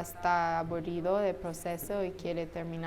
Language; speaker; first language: Spanish; non-native, fluent; English